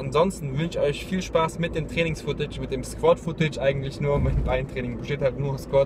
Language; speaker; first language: German; native; German